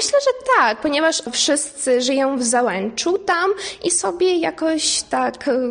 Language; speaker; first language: Polish; non-native, learner; Ukrainian